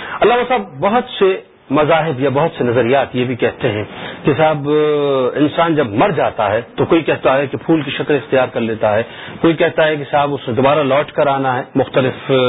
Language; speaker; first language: Urdu; native; Urdu